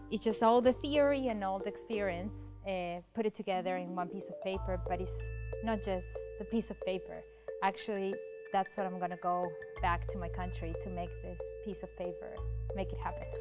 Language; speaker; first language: English; non-native, fluent; Spanish